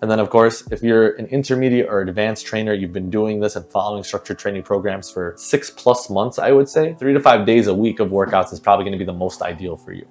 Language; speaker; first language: English; native; English